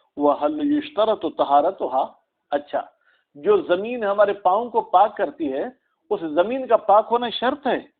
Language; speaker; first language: Urdu; non-native, local second language; Sindhi